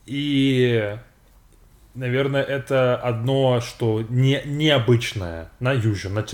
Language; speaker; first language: Russian; non-native, fluent; English